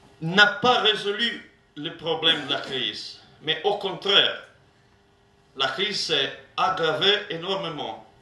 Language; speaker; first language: French; non-native, learner; Italian